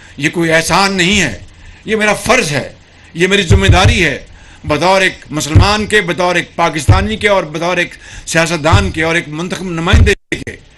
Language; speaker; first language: Urdu; non-native, local second language; Punjabi